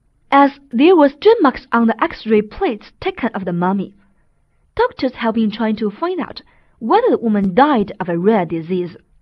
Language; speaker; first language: English; non-native, fluent; Chinese